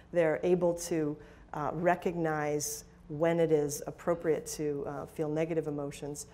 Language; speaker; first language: English; native; English